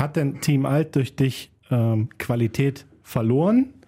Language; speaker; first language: German; native; German